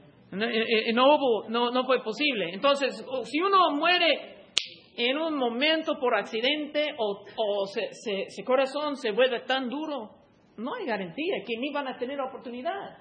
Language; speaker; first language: Spanish; non-native, fluent; English